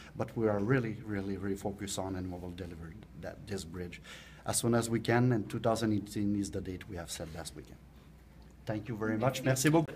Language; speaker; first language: English; non-native, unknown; French